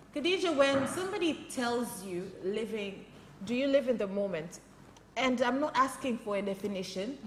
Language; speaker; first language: English; non-native, local second language; Swahili